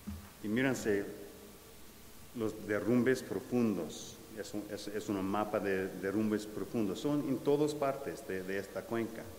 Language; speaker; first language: Spanish; non-native, fluent; English